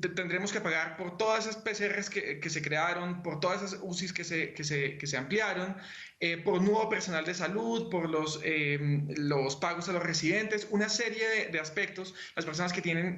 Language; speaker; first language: Spanish; native; Spanish